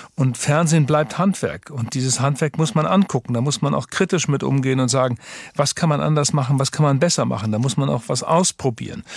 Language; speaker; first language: German; native; German